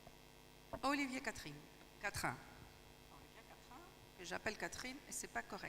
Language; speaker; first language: French; non-native, fluent; Greek